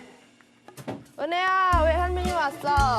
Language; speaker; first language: Korean; non-native, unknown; Vietnamese